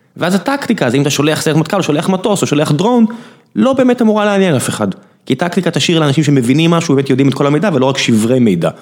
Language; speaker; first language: Hebrew; native; Hebrew